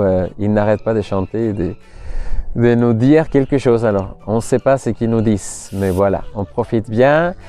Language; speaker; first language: French; non-native, fluent; Spanish